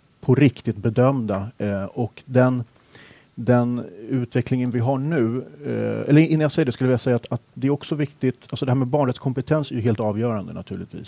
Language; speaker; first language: Swedish; native; Swedish